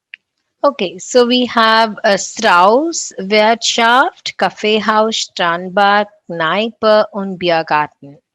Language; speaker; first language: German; non-native, fluent; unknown